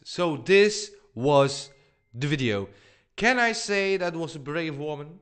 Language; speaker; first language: English; non-native, fluent; Dutch